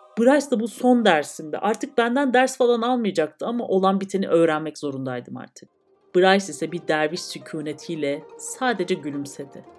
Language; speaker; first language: Turkish; native; Turkish